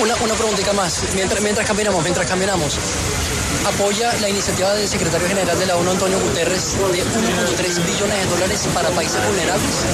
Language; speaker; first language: Spanish; native; Spanish